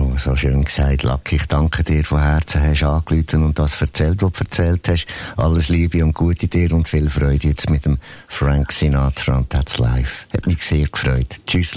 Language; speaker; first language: German; native; German